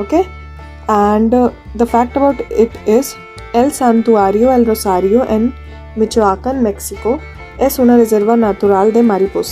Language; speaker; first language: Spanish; non-native, fluent; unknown